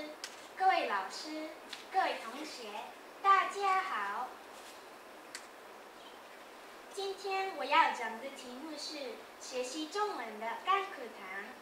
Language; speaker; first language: Chinese; non-native, fluent; Japanese